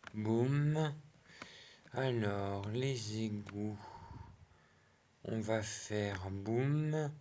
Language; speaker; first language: French; native; French